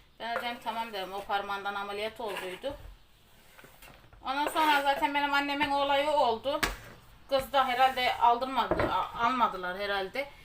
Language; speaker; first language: Turkish; native; Turkish